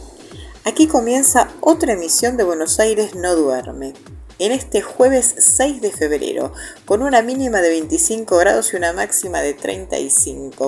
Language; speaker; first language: Spanish; native; Spanish